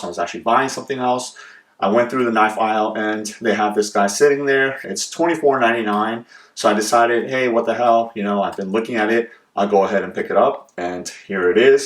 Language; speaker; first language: English; native; English